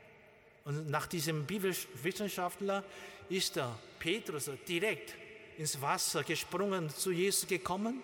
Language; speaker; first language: German; non-native, learner; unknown